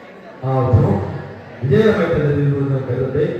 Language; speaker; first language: Malayalam; native; Malayalam